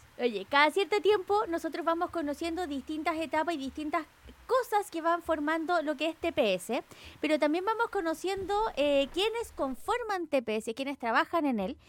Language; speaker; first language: Spanish; native; Spanish